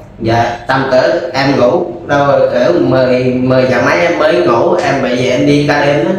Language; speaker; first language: Vietnamese; non-native, local second language; Khmer